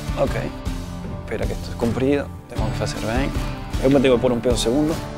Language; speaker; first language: Portuguese; non-native, fluent; Spanish